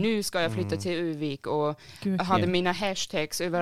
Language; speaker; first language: Swedish; non-native, fluent; German